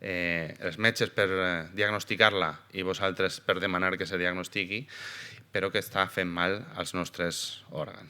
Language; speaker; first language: Catalan; native; Catalan